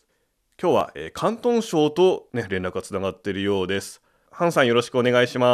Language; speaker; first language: Japanese; native; Japanese